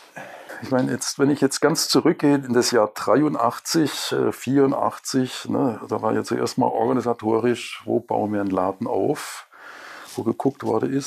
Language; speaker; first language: German; native; German